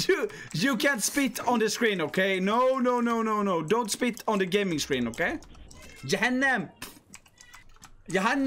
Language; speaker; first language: English; non-native, fluent; Swedish